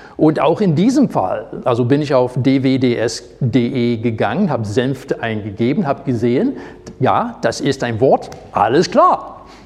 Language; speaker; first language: German; non-native, fluent; English